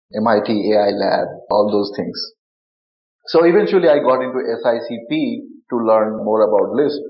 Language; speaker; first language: English; non-native, local second language; Bangla